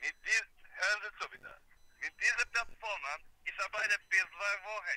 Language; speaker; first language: German; non-native, learner; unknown